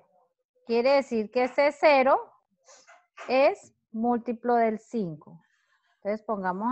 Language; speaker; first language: Spanish; native; Spanish